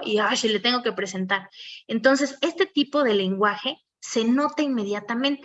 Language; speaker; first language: Spanish; native; Spanish